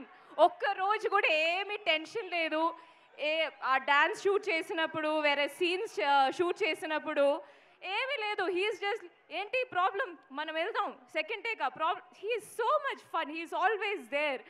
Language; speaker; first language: Telugu; non-native, fluent; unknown